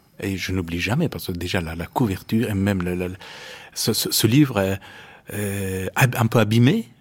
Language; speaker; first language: French; non-native, fluent; Persian